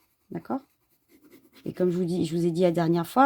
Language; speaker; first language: French; native; French